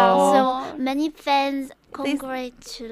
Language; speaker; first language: English; non-native, learner; Korean